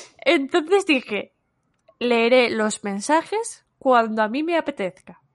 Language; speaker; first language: Spanish; non-native, local second language; Galician